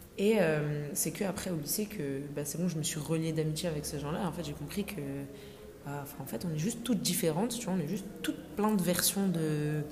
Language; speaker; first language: French; native; French